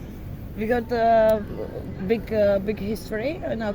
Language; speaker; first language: English; non-native, fluent; Czech